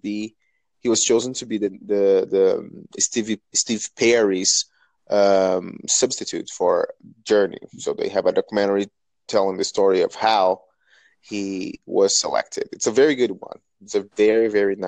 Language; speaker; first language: English; non-native, fluent; Portuguese